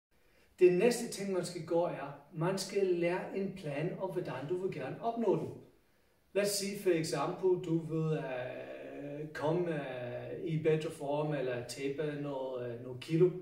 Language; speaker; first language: Danish; non-native, fluent; English